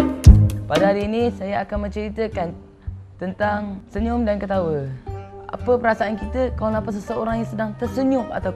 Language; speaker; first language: Malay; native; Malay